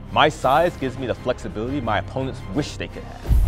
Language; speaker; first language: English; native; English